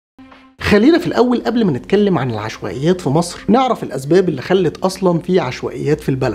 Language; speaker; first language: Arabic; native; Arabic